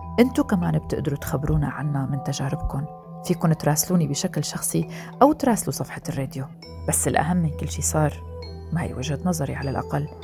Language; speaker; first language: Arabic; native; Arabic